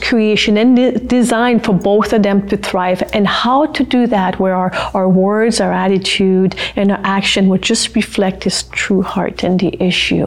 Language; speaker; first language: English; non-native, fluent; French